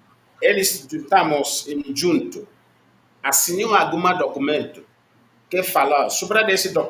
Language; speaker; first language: Portuguese; non-native, learner; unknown